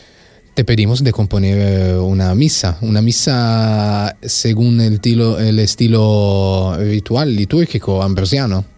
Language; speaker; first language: Spanish; non-native, fluent; Italian